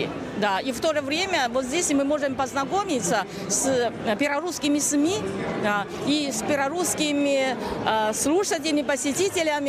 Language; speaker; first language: Russian; non-native, fluent; Chinese